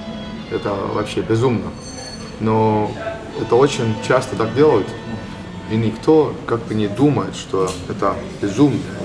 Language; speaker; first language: Russian; non-native, learner; Estonian